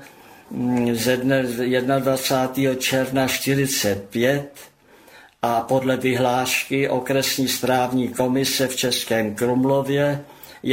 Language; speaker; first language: Czech; non-native, local second language; German